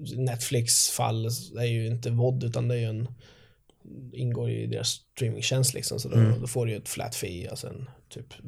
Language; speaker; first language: Swedish; native; Swedish